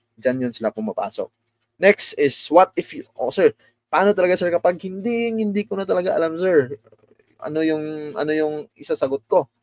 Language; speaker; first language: Filipino; non-native, local second language; Cebuano